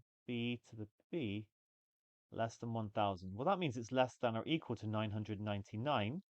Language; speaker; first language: English; native; English